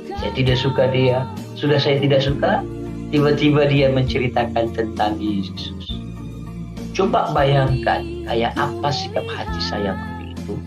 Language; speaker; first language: Indonesian; non-native, local second language; Achinese